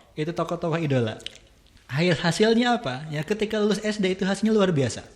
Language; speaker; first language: Indonesian; non-native, local second language; Sundanese